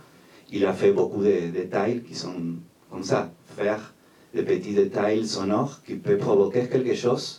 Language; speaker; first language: French; non-native, fluent; Spanish